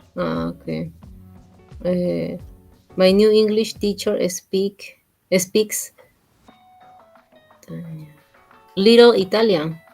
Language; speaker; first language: English; non-native, learner; Spanish